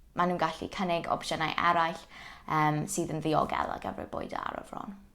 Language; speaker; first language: Welsh; non-native, local second language; English